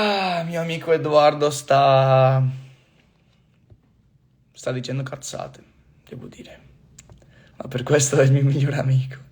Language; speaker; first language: Italian; non-native, fluent; English